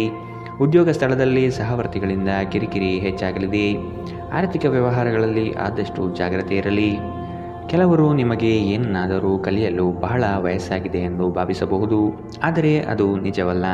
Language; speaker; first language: Kannada; native; Kannada